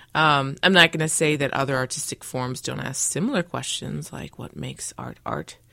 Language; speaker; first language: English; early bilingual, other home language; Spanish